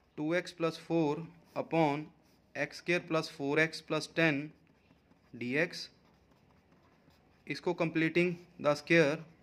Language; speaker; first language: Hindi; non-native, local second language; Punjabi